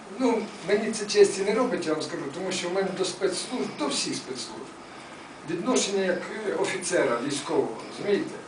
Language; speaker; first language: Ukrainian; native; Ukrainian